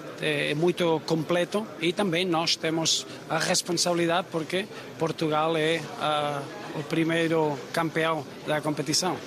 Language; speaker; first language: Portuguese; non-native, fluent; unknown